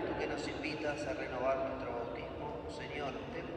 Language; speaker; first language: Spanish; native; Spanish